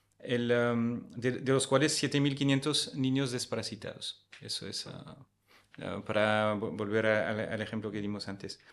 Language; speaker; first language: Spanish; non-native, fluent; French